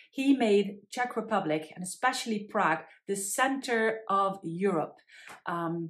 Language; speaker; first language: English; non-native, fluent; Dutch